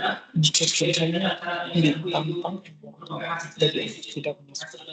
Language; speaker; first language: Indonesian; native; Indonesian